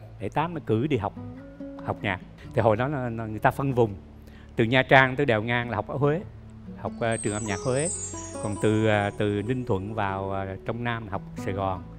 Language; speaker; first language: Vietnamese; native; Vietnamese